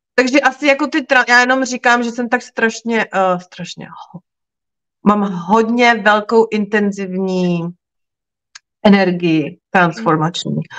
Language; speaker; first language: Czech; native; Czech